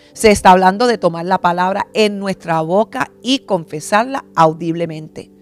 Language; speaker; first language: Spanish; early bilingual, heritage; Spanish